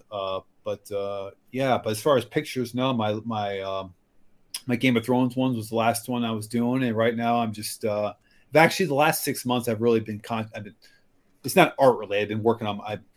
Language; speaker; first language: English; native; English